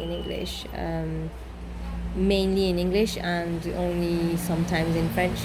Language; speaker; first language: English; native; English